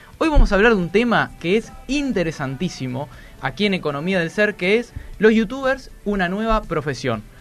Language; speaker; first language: Spanish; native; Spanish